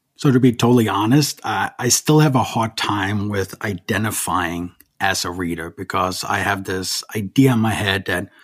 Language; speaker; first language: English; early bilingual, other home language; German